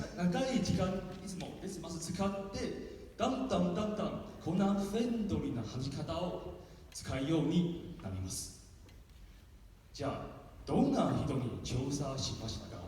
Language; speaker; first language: Japanese; non-native, learner; Min Nan Chinese